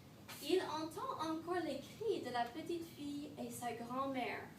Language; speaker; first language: French; non-native, fluent; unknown